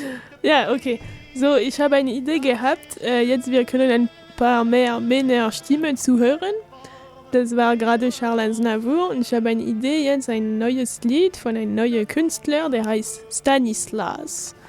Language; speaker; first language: German; non-native, fluent; French